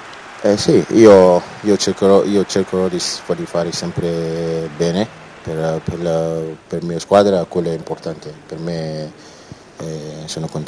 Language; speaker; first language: Italian; non-native, learner; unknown